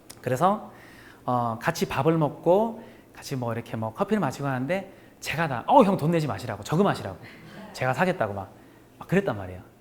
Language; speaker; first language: Korean; native; Korean